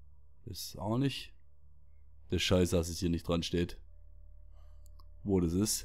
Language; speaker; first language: German; native; German